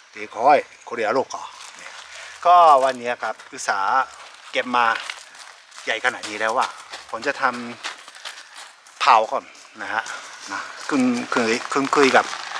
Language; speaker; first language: Thai; non-native, fluent; Japanese